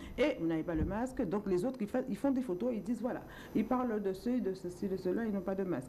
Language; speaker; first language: French; native; French